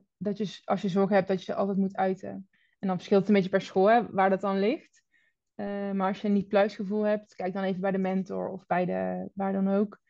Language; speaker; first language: Dutch; native; Dutch